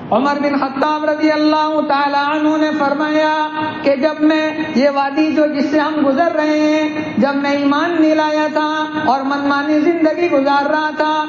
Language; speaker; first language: Urdu; non-native, local second language; Gujarati